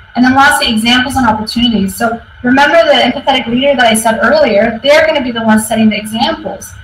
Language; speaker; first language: English; native; English